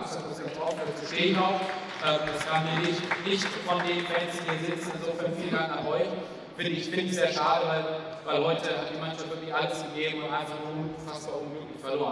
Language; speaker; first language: German; native; German